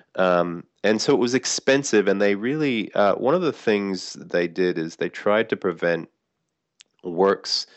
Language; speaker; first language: English; native; English